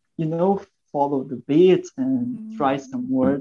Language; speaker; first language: English; non-native, fluent; Portuguese